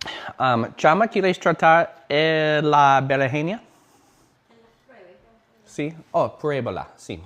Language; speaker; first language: Spanish; non-native, learner; English